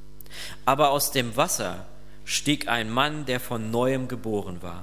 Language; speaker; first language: German; native; German